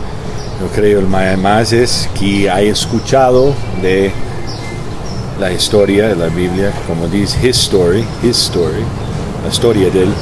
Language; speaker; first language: Spanish; early bilingual, heritage; English